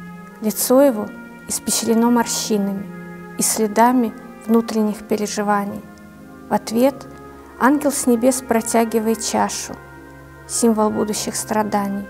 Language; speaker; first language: Russian; native; Russian